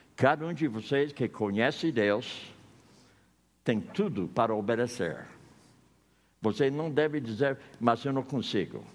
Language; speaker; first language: Portuguese; non-native, fluent; English